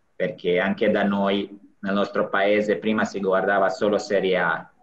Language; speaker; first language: Italian; non-native, fluent; Serbian